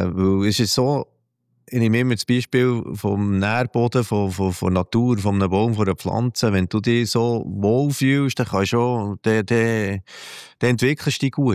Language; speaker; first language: German; native; German